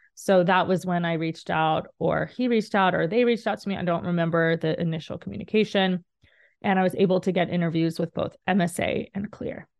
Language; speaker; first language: English; native; English